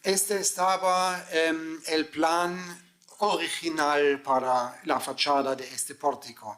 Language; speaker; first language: Spanish; non-native, fluent; German